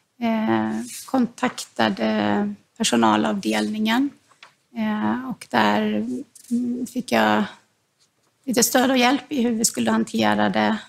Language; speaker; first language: Swedish; non-native, learner; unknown